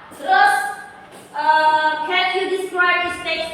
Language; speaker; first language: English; non-native, learner; Indonesian